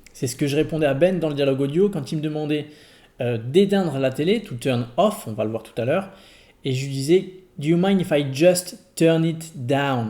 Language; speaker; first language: French; native; French